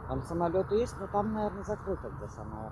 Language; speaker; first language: Russian; native; Russian